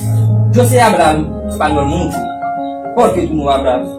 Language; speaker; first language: Spanish; non-native, learner; Haitian Creole